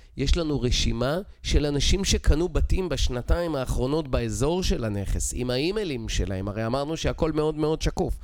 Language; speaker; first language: Hebrew; native; Hebrew